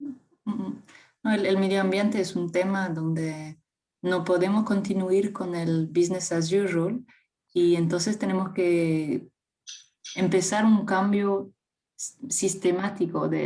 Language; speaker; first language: Spanish; non-native, fluent; French